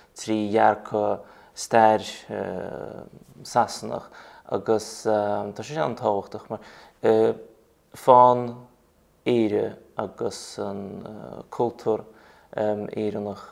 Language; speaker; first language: Irish; non-native, fluent; Russian